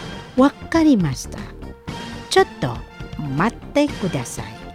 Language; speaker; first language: Japanese; non-native, fluent; Indonesian